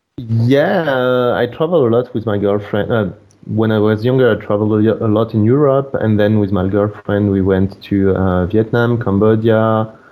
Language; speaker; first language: English; non-native, fluent; French